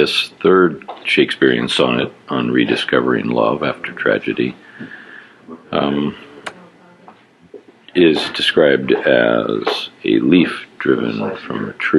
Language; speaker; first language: English; native; English